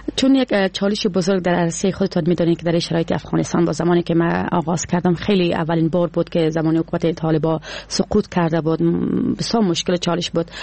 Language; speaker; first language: Persian; native; Persian